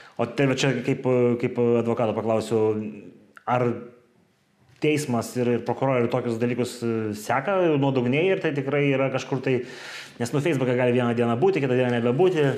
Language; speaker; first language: Lithuanian; native; Lithuanian